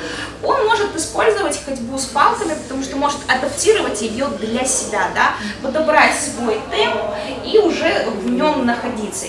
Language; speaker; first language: Russian; native; Russian